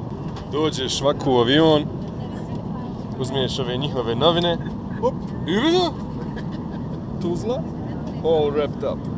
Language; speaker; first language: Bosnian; native; Bosnian